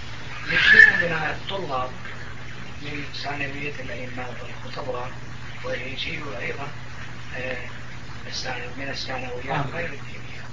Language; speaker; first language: Arabic; non-native, fluent; Turkish